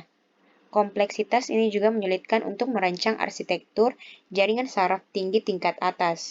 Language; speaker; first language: Indonesian; native; Indonesian